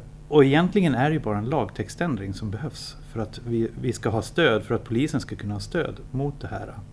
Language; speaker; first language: Swedish; native; Swedish